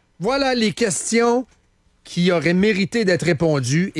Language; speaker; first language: French; native; French